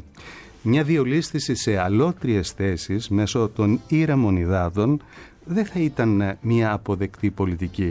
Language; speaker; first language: Greek; native; Greek